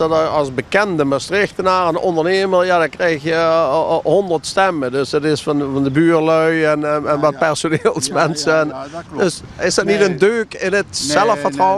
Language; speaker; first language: Dutch; native; Dutch